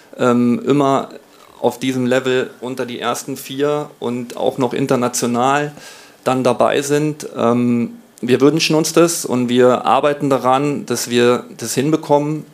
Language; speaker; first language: German; native; German